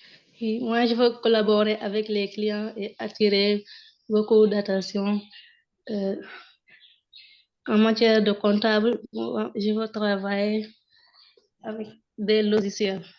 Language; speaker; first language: French; non-native, local second language; Wolof